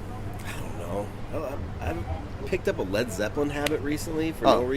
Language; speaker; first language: English; native; English